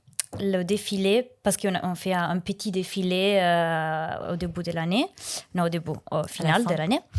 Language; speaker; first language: French; non-native, learner; Italian